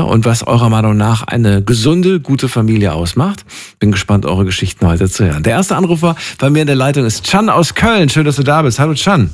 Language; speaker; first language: German; native; German